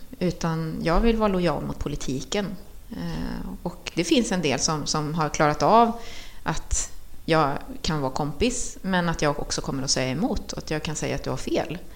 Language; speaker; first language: Swedish; early bilingual, other home language; Spanish